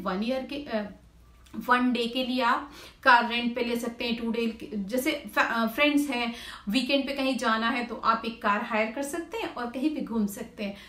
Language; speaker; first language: Hindi; native; Hindi